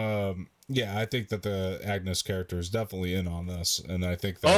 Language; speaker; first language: English; native; English